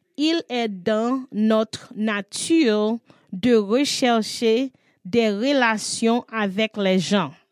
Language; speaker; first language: French; non-native, learner; English